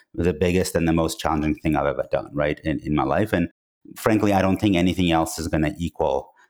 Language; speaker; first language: English; non-native, fluent; Georgian